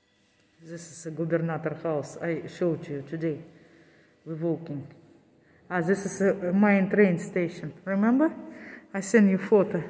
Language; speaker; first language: English; non-native, learner; Russian